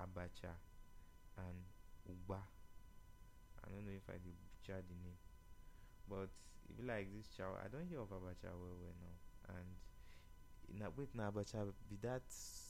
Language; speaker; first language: English; non-native, local second language; Igbo